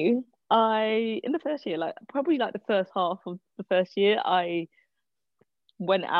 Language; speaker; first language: English; native; English